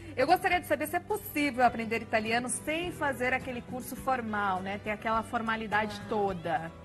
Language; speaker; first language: Portuguese; native; Portuguese